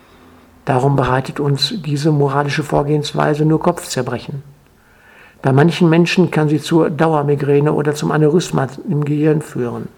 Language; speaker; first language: German; native; German